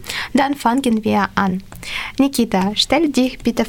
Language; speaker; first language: German; non-native, learner; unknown